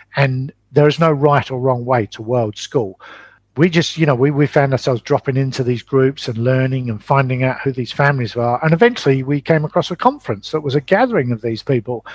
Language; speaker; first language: English; native; English